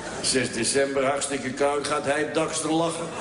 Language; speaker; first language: Dutch; native; Dutch